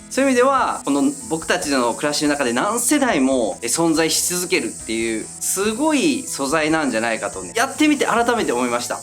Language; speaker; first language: Japanese; native; Japanese